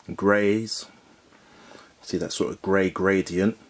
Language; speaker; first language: English; native; English